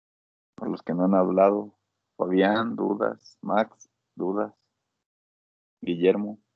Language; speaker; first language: Spanish; native; Spanish